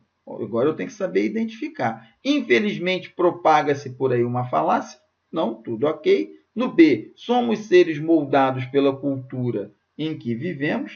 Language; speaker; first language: Portuguese; native; Portuguese